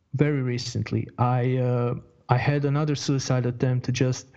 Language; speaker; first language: English; non-native, fluent; Croatian